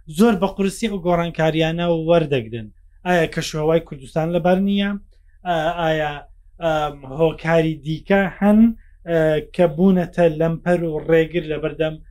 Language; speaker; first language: Central Kurdish; native; Central Kurdish